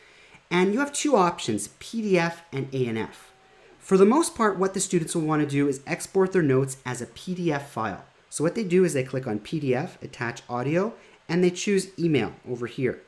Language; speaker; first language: English; native; English